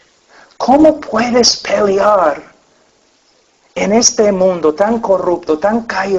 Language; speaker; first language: Spanish; non-native, fluent; English